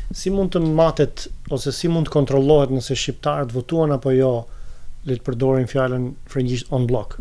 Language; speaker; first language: Albanian; native; Albanian